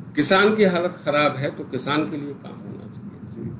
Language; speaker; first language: Hindi; native; Hindi